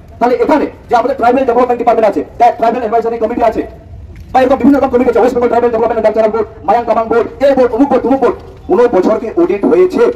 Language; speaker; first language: Bangla; non-native, local second language; Santali